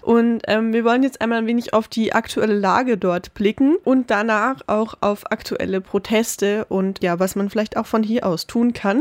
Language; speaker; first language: German; native; German